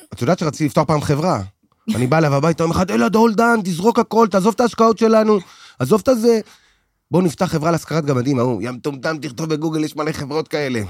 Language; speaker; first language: Hebrew; native; Hebrew